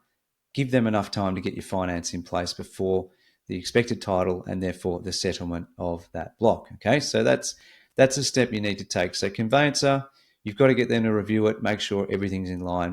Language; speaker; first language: English; native; English